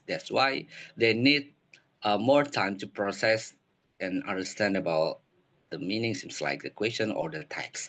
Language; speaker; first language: English; non-native, learner; Indonesian